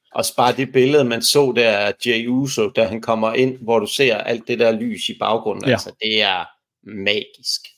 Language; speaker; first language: Danish; native; Danish